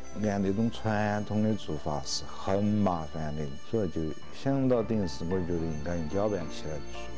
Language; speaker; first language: Chinese; native; Chinese